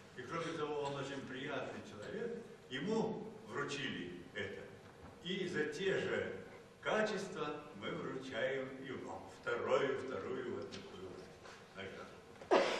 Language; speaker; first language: Russian; native; Russian